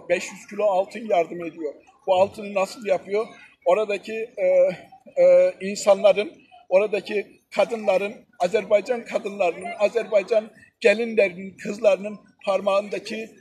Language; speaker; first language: Turkish; early bilingual, heritage; Turkish